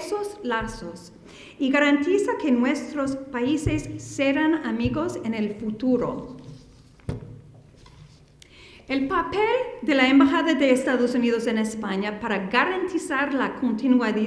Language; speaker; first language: Spanish; non-native, fluent; English